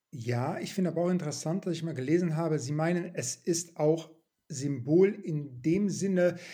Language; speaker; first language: German; non-native, local second language; Luxembourgish